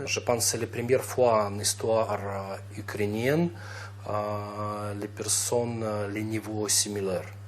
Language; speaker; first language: French; non-native, learner; Russian